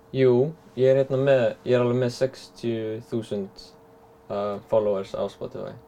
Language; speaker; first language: Icelandic; native; Icelandic